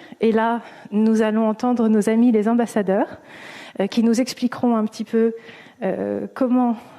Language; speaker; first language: French; native; French